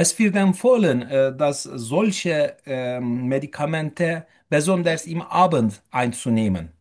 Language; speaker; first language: German; non-native, fluent; Turkish